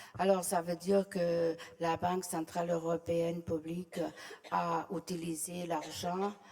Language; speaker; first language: French; non-native, fluent; Portuguese